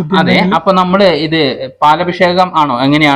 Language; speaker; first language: Malayalam; native; Malayalam